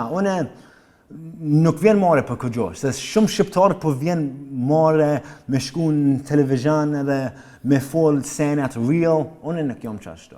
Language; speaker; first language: Albanian; early bilingual, heritage; English